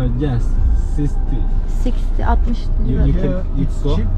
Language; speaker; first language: English; non-native, learner; Thai